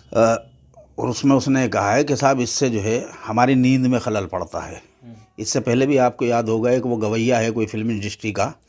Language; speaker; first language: Hindi; native; Hindi